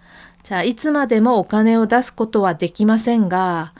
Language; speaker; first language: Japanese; non-native, fluent; Korean